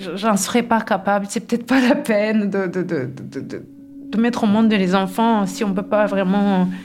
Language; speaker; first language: French; non-native, local second language; Kinyarwanda